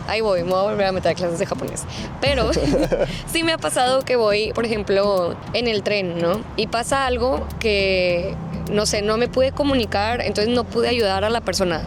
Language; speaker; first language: Spanish; native; Spanish